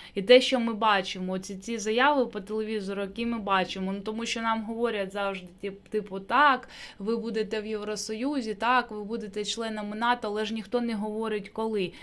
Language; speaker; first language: Ukrainian; non-native, local second language; Russian